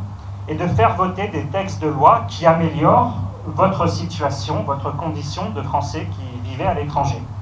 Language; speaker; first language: French; native; French